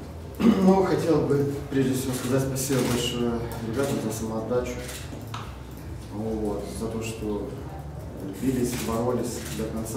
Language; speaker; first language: Russian; native; Russian